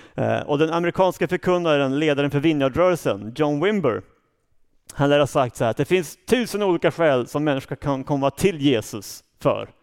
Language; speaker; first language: Swedish; native; Swedish